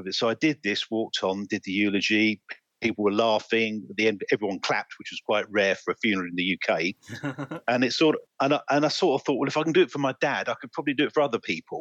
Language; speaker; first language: English; native; English